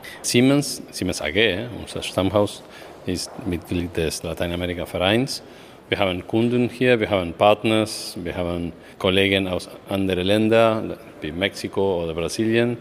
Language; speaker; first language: German; non-native, fluent; Spanish